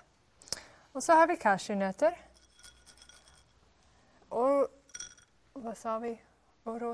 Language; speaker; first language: Swedish; non-native, fluent; English